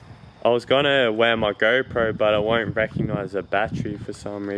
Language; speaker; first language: English; native; English